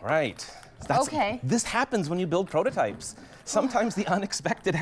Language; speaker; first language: English; native; English